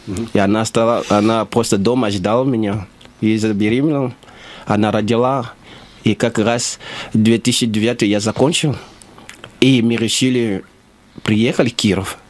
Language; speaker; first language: Russian; non-native, learner; Lingala